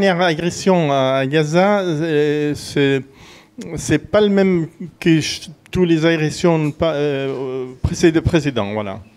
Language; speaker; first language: French; non-native, fluent; Arabic